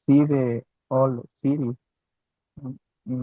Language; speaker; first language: English; non-native, learner; Spanish